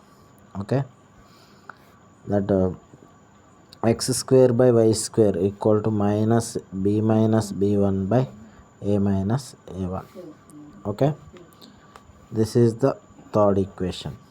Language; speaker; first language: English; non-native, local second language; Telugu